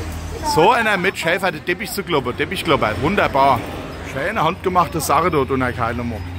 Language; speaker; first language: German; native; German